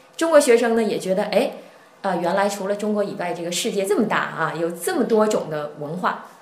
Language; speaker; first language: Chinese; native; Chinese